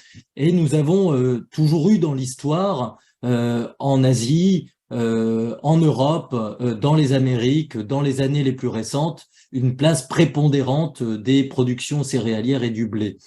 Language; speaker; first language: French; native; French